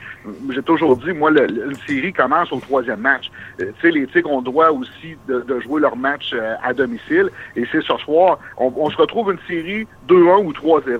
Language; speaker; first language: French; native; French